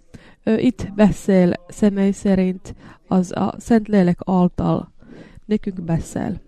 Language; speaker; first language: Hungarian; non-native, learner; Finnish